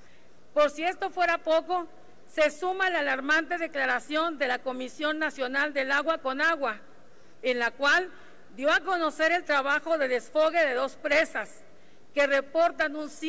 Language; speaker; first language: Spanish; native; Spanish